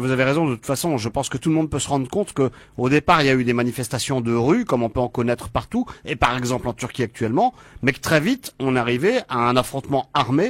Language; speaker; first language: French; native; French